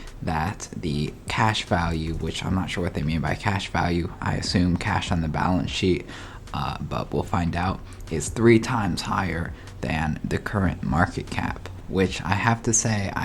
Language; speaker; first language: English; native; English